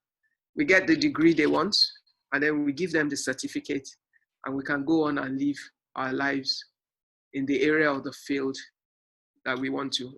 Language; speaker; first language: English; non-native, local second language; Yoruba